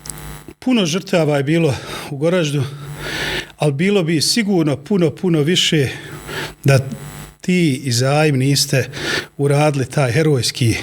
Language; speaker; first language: Bosnian; native; Bosnian